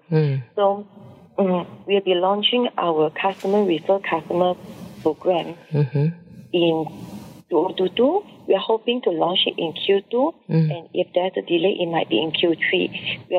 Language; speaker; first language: English; non-native, local second language; Min Nan Chinese